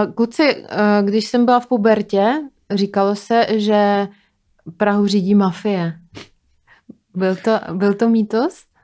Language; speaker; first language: Czech; non-native, fluent; Slovak